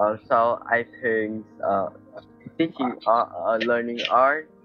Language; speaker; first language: English; non-native, learner; Vietnamese